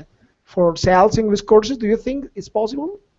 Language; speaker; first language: English; non-native, fluent; Spanish